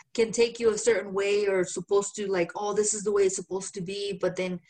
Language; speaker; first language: English; non-native, fluent; Spanish